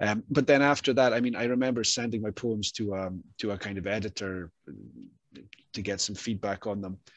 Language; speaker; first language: English; native; English